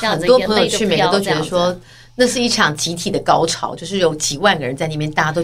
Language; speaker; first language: Chinese; native; Chinese